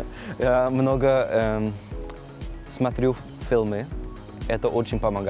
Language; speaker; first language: Russian; non-native, learner; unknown